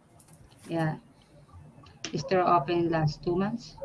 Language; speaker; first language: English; non-native, learner; Filipino